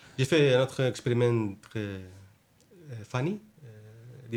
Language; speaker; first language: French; non-native, learner; Spanish